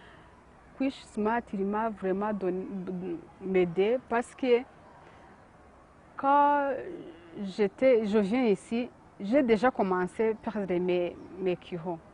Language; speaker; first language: French; non-native, local second language; Kinyarwanda